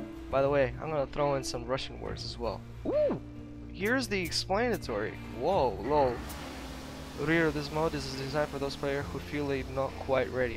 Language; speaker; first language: English; non-native, fluent; Russian